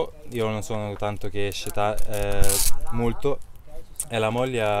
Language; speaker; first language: Italian; non-native, fluent; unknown